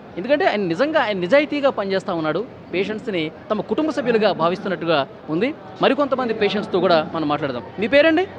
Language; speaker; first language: Telugu; native; Telugu